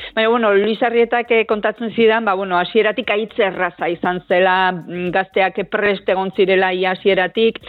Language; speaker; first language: Basque; native; Basque